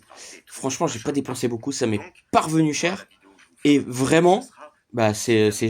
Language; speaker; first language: French; native; French